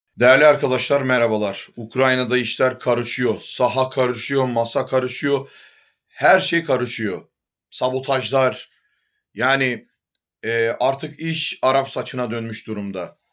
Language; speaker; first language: Turkish; native; Turkish